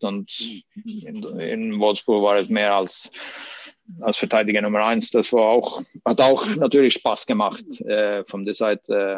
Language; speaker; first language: German; non-native, fluent; Swedish